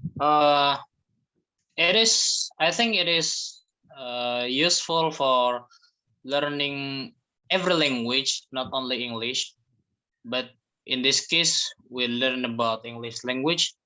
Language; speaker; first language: English; non-native, fluent; Indonesian